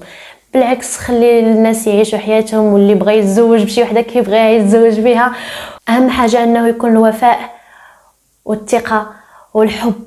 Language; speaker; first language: Arabic; native; Arabic